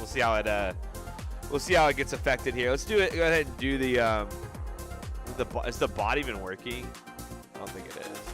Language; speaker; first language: English; native; English